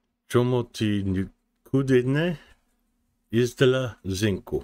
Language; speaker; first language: Ukrainian; non-native, learner; English